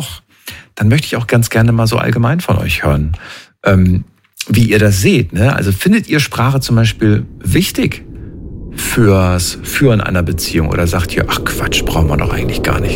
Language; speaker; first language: German; native; German